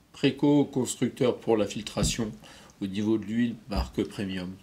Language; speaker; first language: French; native; French